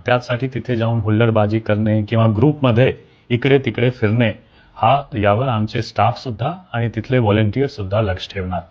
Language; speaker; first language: Marathi; non-native, local second language; Hindi